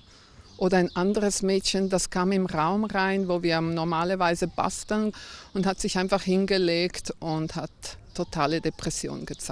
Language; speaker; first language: German; non-native, fluent; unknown